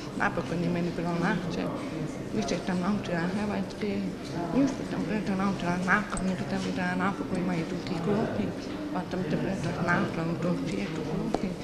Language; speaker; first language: Croatian; early bilingual, other home language; German